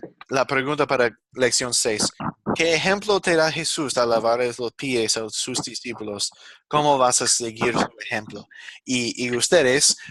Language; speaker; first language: Spanish; non-native, fluent; English